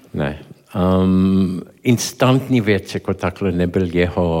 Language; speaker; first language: Czech; non-native, learner; English